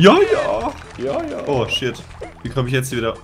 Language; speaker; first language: German; native; German